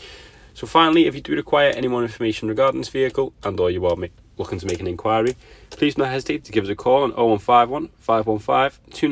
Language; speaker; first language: English; native; English